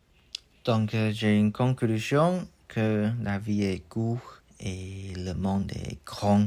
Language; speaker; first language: French; non-native, learner; Chinese